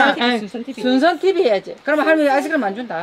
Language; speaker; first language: Korean; native; Korean